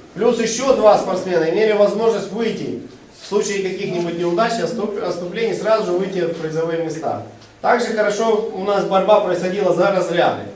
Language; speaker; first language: Russian; non-native, local second language; Ukrainian